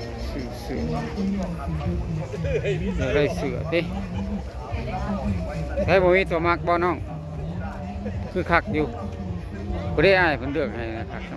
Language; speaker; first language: Thai; non-native, local second language; Lao